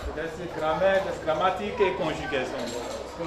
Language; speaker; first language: German; non-native, fluent; Ewe